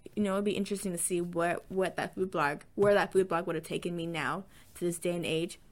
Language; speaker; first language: English; native; English